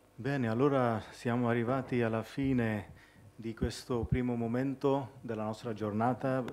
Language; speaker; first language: Italian; non-native, fluent; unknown